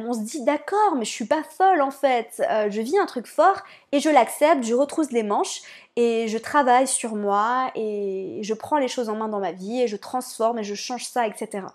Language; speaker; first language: French; native; French